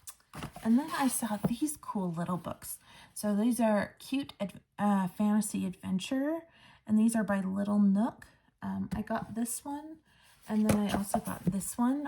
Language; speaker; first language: English; native; English